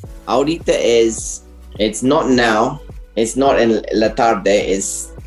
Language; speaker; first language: Spanish; non-native, learner; English